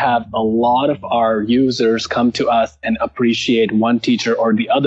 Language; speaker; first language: English; non-native, local second language; Hindi